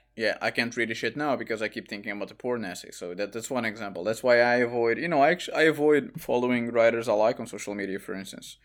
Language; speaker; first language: English; non-native, fluent; Portuguese